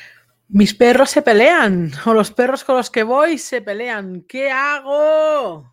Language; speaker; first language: Spanish; native; Spanish